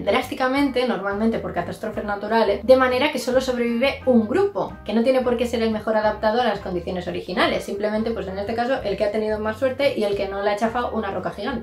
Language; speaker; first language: Spanish; native; Spanish